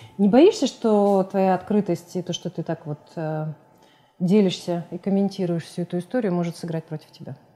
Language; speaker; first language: Russian; native; Russian